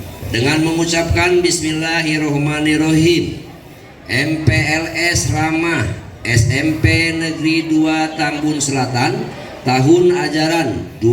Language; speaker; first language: Indonesian; native; Indonesian